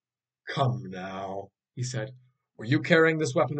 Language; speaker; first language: English; native; English